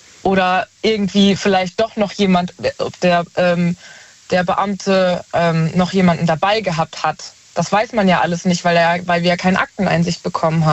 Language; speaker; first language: German; native; German